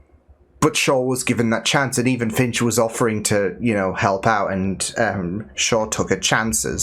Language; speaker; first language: English; native; English